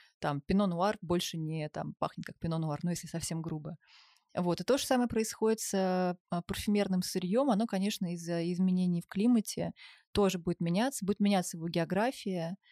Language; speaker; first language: Russian; native; Russian